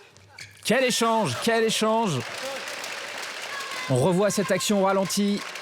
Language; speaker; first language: French; native; French